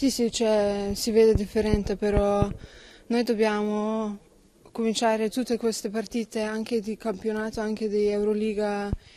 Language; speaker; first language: Italian; non-native, learner; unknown